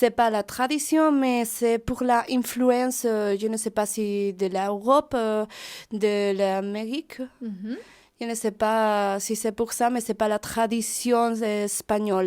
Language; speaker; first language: French; non-native, learner; Spanish